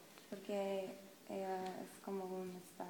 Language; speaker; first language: Spanish; non-native, learner; English